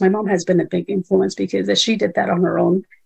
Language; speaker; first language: English; early bilingual, other home language; Spanish